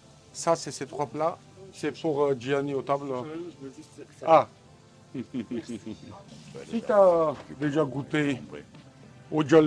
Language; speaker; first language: French; non-native, learner; Georgian